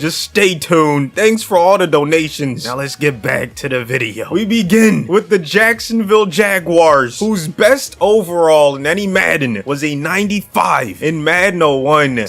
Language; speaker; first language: English; native; English